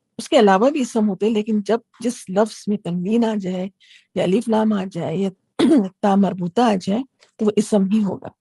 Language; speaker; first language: Urdu; native; Urdu